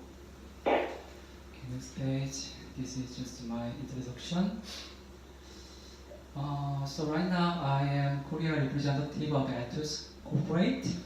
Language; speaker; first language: English; non-native, learner; Korean